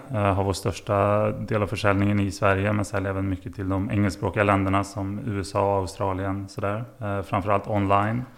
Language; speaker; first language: Swedish; native; Swedish